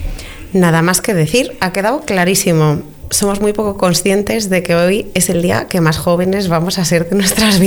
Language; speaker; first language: Spanish; native; Spanish